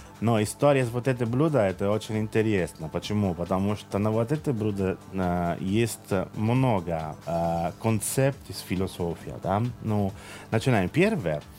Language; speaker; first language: Russian; non-native, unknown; Italian